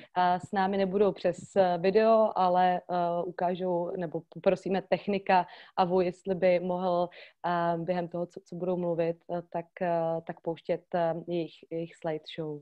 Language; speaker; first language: Czech; native; Czech